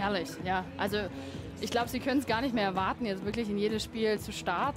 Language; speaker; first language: German; native; German